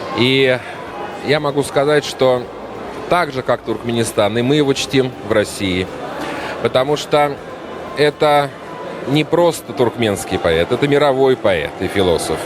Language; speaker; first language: Russian; native; Russian